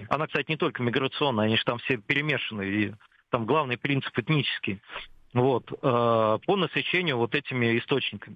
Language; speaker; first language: Russian; native; Russian